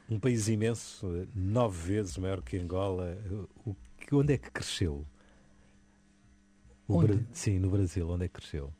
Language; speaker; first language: Portuguese; native; Portuguese